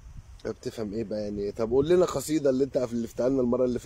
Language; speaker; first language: Arabic; native; Arabic